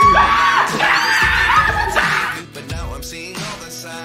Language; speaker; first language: Korean; native; Korean